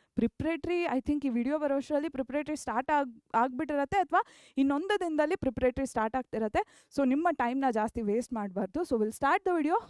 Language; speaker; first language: Kannada; non-native, local second language; Tulu